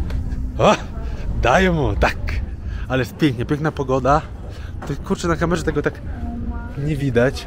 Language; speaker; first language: Polish; native; Polish